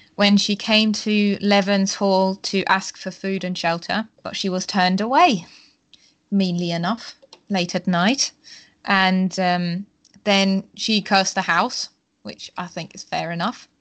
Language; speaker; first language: English; non-native, fluent; German